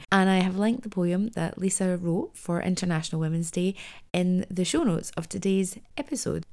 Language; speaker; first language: English; native; English